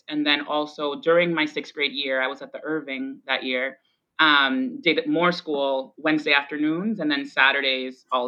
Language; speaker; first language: English; early bilingual, other home language; Spanish